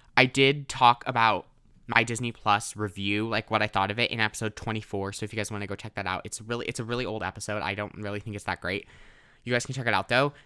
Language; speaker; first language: English; native; English